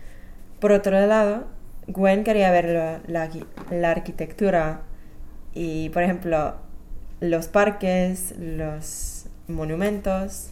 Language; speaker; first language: Spanish; non-native, fluent; English